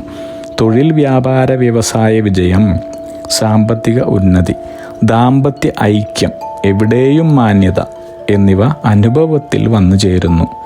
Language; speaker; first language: Malayalam; native; Malayalam